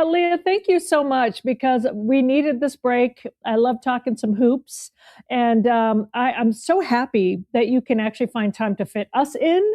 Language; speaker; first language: English; native; English